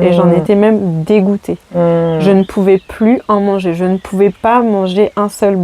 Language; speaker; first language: French; native; French